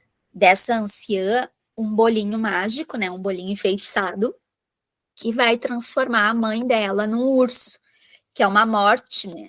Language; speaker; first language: Portuguese; native; Portuguese